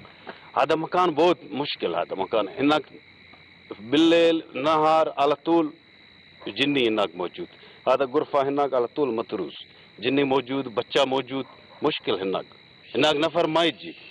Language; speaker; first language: Arabic; non-native, learner; Urdu